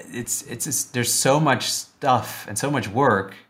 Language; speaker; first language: English; non-native, fluent; Dutch